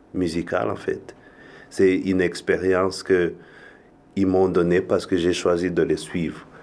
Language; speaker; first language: French; non-native, local second language; Kinyarwanda